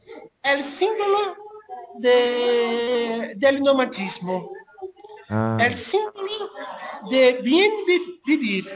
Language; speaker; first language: Portuguese; non-native, fluent; Spanish